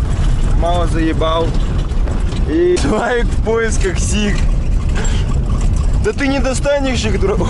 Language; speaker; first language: Russian; native; Russian